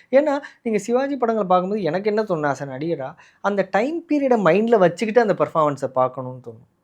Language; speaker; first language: Tamil; native; Tamil